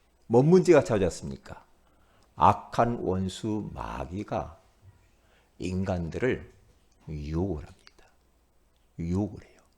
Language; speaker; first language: Korean; native; Korean